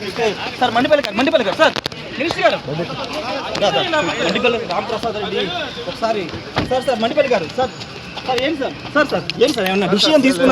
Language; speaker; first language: Telugu; native; Telugu